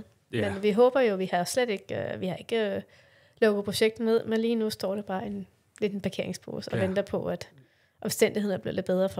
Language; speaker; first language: Danish; native; Danish